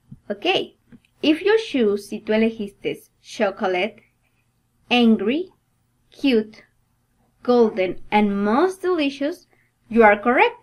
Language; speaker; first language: English; non-native, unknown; Spanish